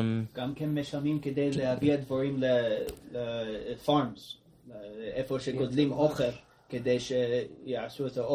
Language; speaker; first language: Hebrew; non-native, fluent; English